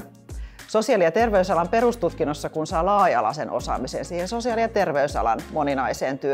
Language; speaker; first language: Finnish; native; Finnish